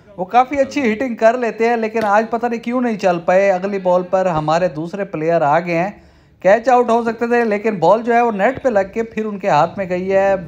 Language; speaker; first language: Urdu; native; Urdu